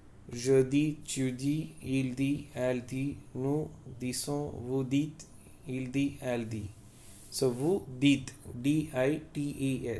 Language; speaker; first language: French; non-native, fluent; Tamil